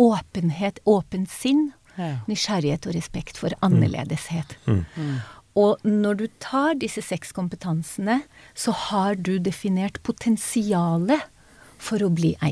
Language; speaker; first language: Norwegian; non-native, fluent; Hebrew